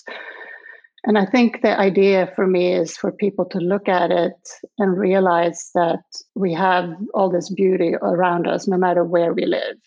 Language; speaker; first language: English; non-native, fluent; Swedish